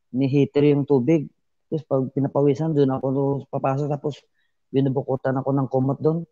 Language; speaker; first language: Filipino; non-native, local second language; Cebuano